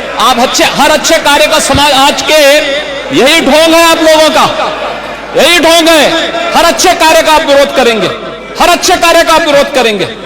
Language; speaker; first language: Hindi; native; Hindi